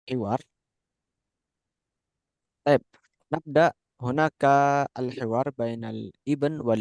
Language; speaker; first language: Arabic; non-native, fluent; Indonesian